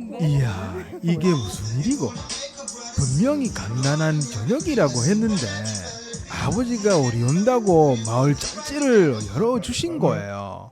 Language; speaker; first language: Korean; non-native, fluent; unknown